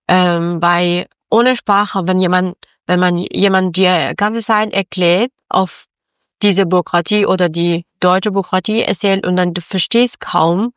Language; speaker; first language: German; non-native, learner; Persian